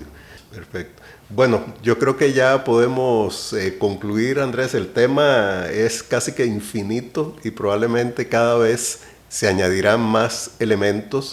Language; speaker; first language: Spanish; native; Spanish